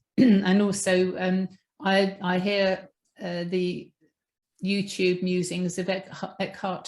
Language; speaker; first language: English; native; English